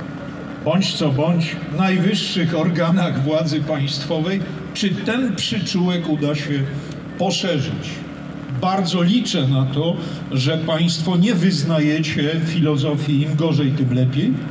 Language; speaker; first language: Polish; native; Polish